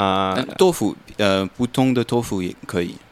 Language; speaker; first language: Chinese; non-native, learner; French